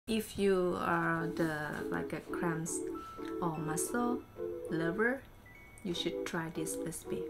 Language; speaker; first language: English; non-native, learner; Thai